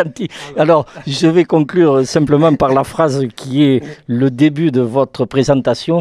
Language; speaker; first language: French; native; French